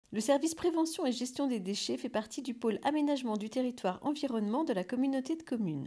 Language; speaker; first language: French; native; French